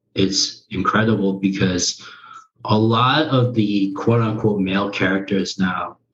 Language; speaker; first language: English; early bilingual, other home language; Korean